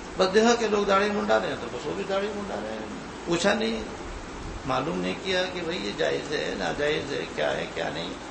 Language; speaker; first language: Urdu; native; Urdu